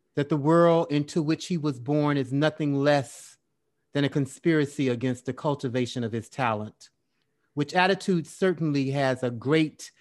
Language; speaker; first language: English; native; English